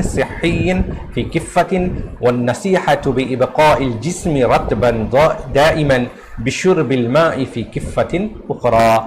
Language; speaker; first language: Arabic; non-native, fluent; Urdu